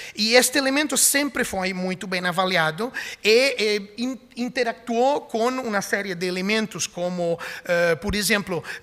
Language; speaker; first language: Portuguese; non-native, fluent; Italian